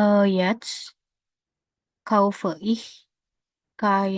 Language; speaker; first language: German; non-native, learner; Indonesian